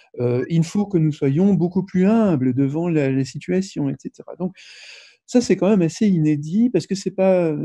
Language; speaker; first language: French; native; French